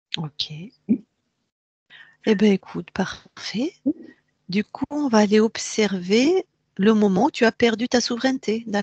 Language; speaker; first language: French; native; French